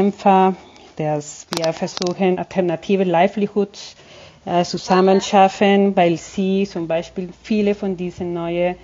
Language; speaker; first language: German; non-native, fluent; Spanish